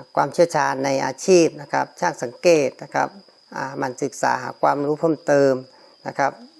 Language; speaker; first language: Thai; native; Thai